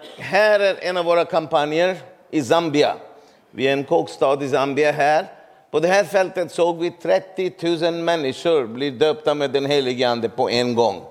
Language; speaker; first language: Swedish; non-native, fluent; Urdu